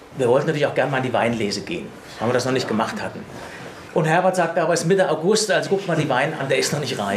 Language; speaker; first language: German; native; German